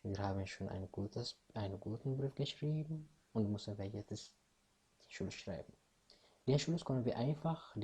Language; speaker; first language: German; non-native, fluent; Tigrinya